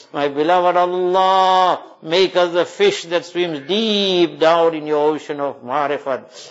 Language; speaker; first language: English; native; English